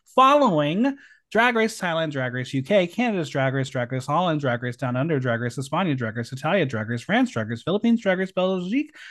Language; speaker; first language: English; native; English